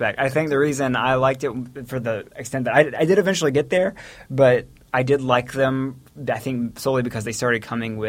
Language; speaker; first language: English; native; English